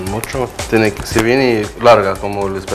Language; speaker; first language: Spanish; non-native, learner; Arabic